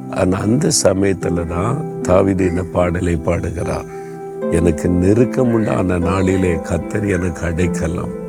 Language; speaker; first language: Tamil; native; Tamil